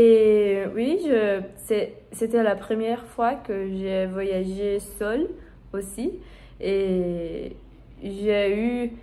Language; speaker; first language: French; non-native, learner; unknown